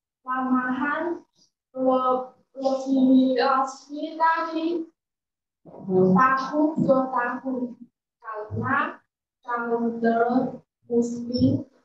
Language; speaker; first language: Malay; non-native, learner; Chinese